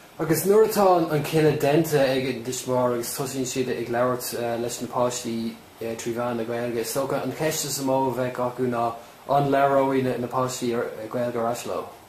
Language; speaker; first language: Irish; native; Irish